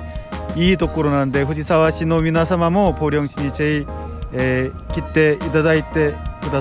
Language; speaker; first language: Japanese; non-native, fluent; Korean